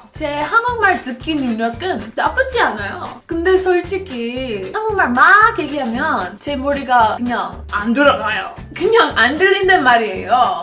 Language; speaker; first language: Korean; non-native, fluent; English